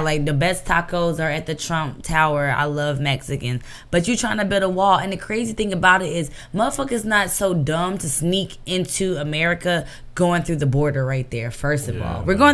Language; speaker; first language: English; native; English